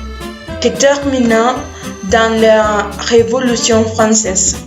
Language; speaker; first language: French; non-native, learner; Spanish